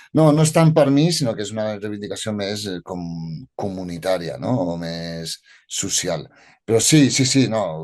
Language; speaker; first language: Catalan; early bilingual, other home language; Arabic